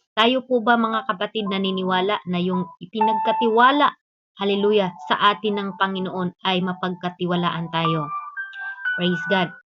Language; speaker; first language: Filipino; non-native, local second language; Cebuano